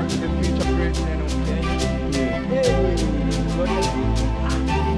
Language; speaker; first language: English; non-native, learner; Swahili